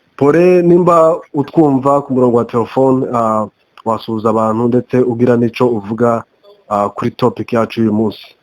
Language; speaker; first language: Kinyarwanda; native; Kinyarwanda